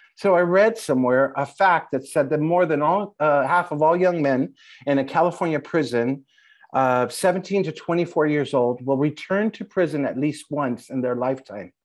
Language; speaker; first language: English; native; English